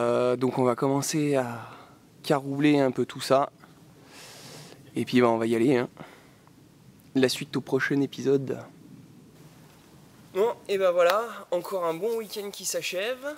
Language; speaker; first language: French; native; French